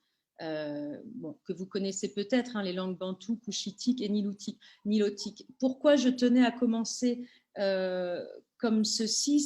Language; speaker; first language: French; native; French